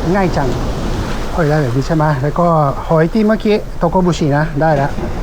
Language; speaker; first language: Thai; native; Thai